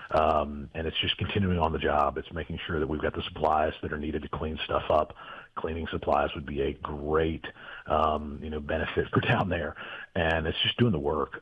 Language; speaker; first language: English; native; English